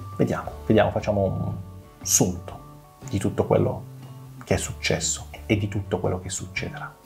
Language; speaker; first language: Italian; early bilingual, other home language; Macedonian